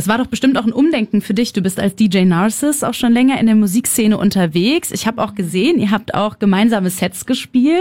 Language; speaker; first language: German; native; German